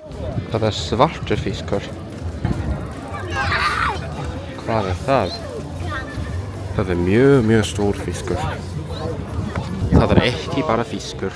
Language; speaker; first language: Icelandic; non-native, learner; Cantonese